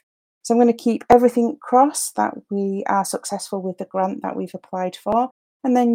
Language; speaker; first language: English; native; English